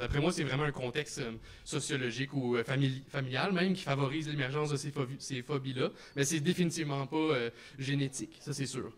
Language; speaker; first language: French; native; French